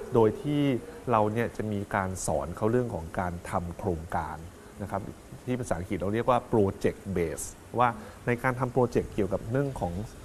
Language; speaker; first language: Thai; native; Thai